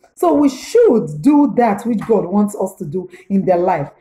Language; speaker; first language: English; non-native, local second language; Igbo